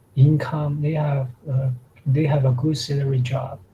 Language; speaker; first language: English; non-native, learner; Chinese